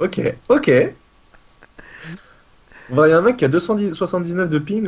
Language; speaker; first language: French; native; French